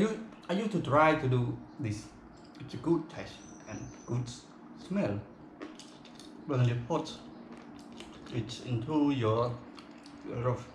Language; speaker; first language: English; non-native, local second language; Khmer